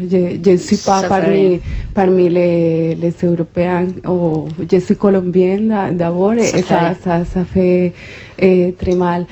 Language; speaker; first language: French; non-native, fluent; Spanish